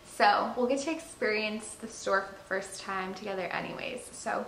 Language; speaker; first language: English; native; English